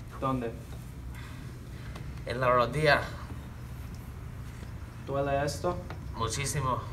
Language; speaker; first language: Spanish; non-native, learner; English